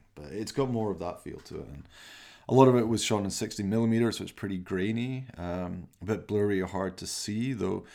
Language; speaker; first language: English; native; English